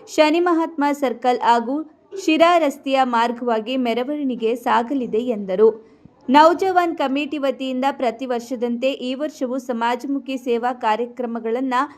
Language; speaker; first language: Kannada; native; Kannada